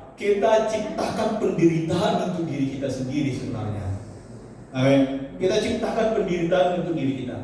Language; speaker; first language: Indonesian; native; Indonesian